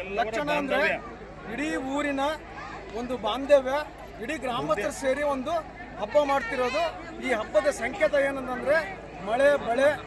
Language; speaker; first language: Kannada; non-native, local second language; Lambadi